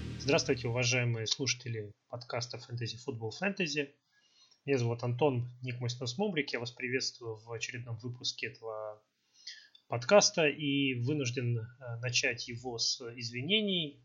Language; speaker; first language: Russian; native; Russian